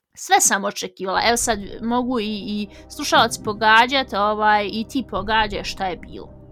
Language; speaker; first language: Bosnian; early bilingual, heritage; Bosnian